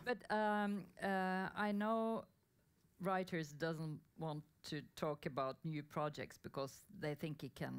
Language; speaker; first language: English; non-native, fluent; Norwegian